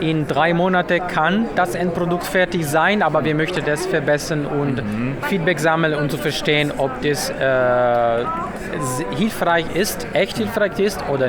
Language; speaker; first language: German; non-native, fluent; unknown